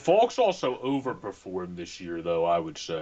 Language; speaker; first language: English; native; English